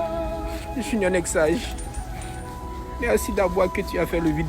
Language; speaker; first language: French; non-native, local second language; Haitian Creole